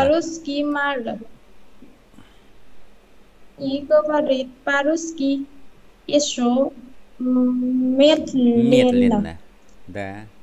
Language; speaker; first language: Russian; non-native, learner; Vietnamese